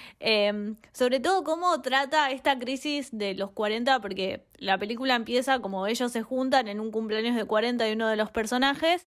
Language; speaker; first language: Spanish; native; Spanish